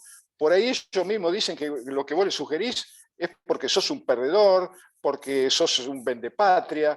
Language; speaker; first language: Spanish; native; Spanish